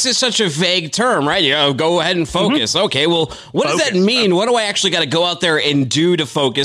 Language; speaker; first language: English; native; English